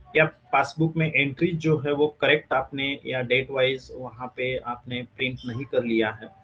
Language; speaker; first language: Hindi; non-native, local second language; Marathi